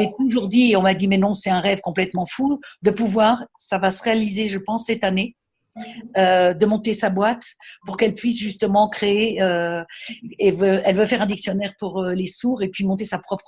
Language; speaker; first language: French; native; French